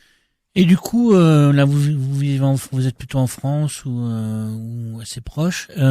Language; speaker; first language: French; native; French